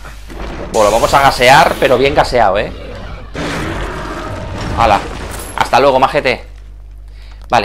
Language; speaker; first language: Spanish; native; Spanish